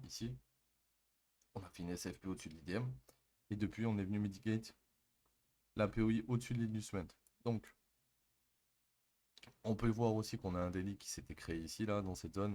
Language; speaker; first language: French; native; French